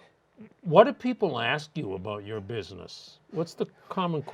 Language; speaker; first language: English; native; English